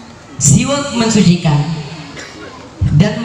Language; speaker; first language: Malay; non-native, local second language; Madurese